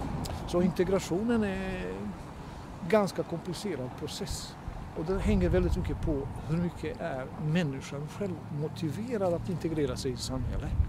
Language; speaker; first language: Swedish; non-native, fluent; Bosnian